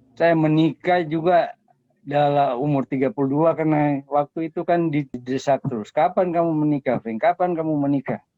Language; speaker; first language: Indonesian; native; Indonesian